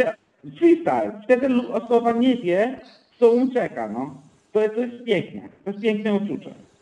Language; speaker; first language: Polish; non-native, fluent; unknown